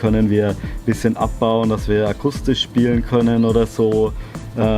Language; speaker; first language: German; native; German